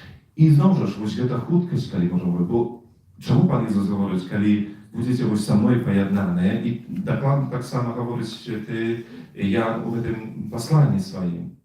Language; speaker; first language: Polish; non-native, learner; Russian